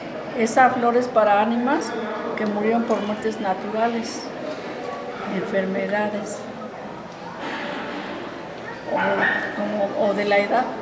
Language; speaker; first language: Spanish; native; Spanish